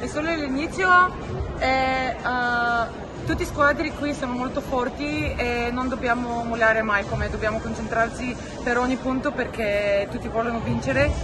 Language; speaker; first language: Italian; non-native, learner; English